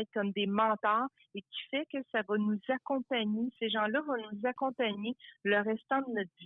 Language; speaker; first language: French; native; French